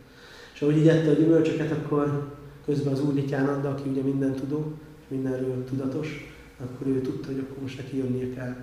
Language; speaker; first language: Hungarian; native; Hungarian